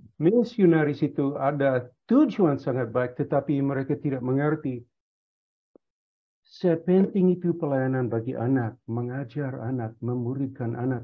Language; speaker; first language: Indonesian; non-native, fluent; English